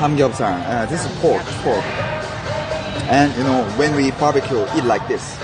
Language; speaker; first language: English; non-native, learner; Korean